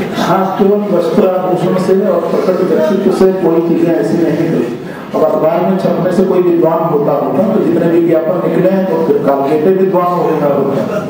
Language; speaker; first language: Hindi; native; Hindi